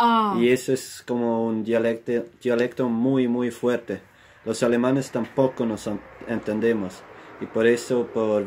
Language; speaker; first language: Spanish; non-native, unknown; Swiss German